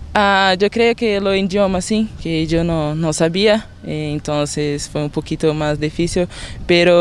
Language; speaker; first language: Spanish; non-native, learner; Portuguese